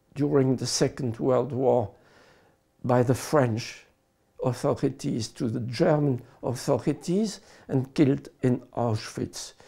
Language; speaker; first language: English; non-native, fluent; French